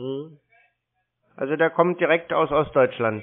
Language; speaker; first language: German; native; German